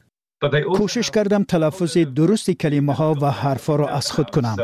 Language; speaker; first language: Persian; non-native, fluent; English